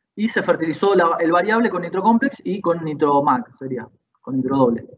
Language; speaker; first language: Spanish; native; Spanish